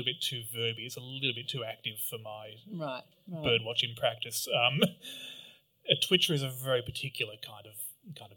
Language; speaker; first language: English; native; English